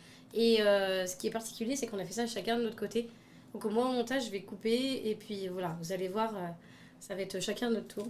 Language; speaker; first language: French; native; French